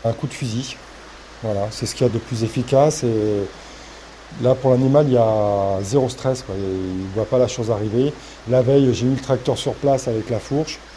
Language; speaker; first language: French; native; French